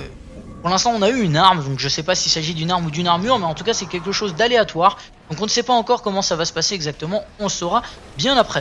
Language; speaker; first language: French; native; French